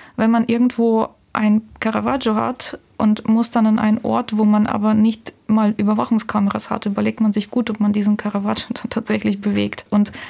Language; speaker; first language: German; non-native, fluent; Ukrainian